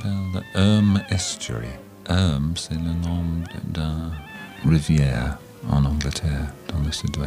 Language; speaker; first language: French; non-native, learner; English